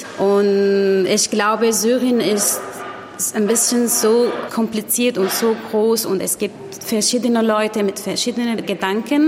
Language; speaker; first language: German; non-native, learner; Arabic